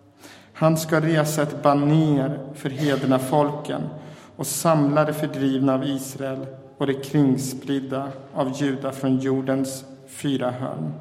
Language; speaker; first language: Swedish; native; Swedish